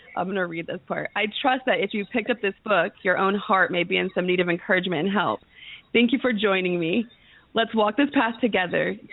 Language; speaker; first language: English; native; English